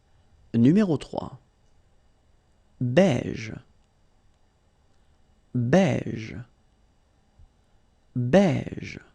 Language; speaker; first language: French; native; French